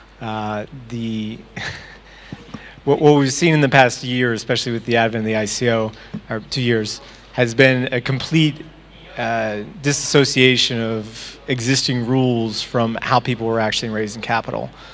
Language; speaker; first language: English; native; English